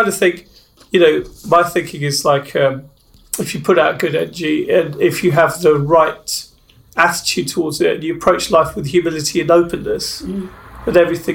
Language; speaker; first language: English; native; English